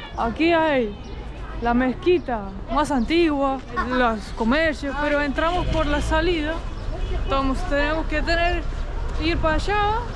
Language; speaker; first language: Spanish; non-native, fluent; Arabic